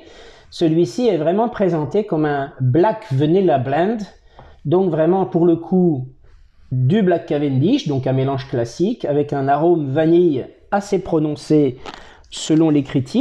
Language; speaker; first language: French; native; French